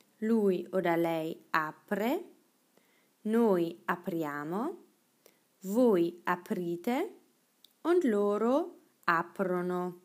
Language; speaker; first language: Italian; non-native, fluent; German